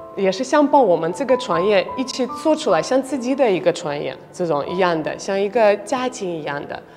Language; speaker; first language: Chinese; non-native, fluent; Russian